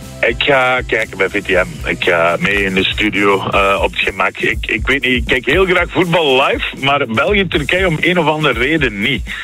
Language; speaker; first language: Dutch; early bilingual, other home language; Turkish